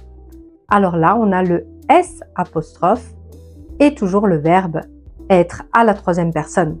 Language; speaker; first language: French; non-native, fluent; Italian